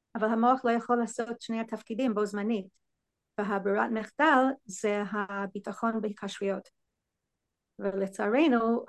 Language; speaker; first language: Hebrew; non-native, fluent; English